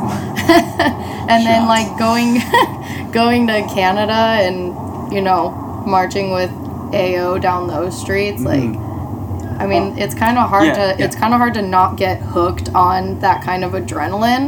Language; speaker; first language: English; native; English